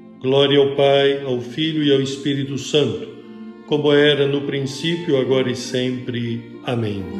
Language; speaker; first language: Portuguese; native; Portuguese